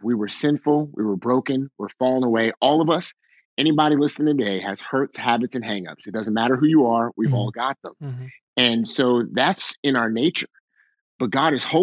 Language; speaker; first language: English; native; English